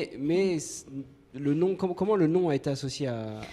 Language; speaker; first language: French; native; French